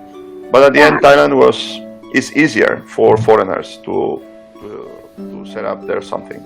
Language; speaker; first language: English; non-native, fluent; Spanish